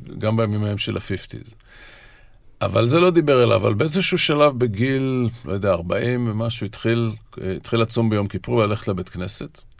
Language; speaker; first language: Hebrew; native; Hebrew